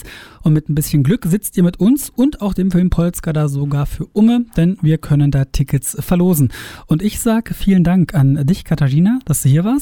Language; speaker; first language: German; native; German